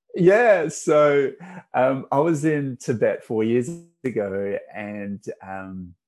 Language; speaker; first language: English; native; English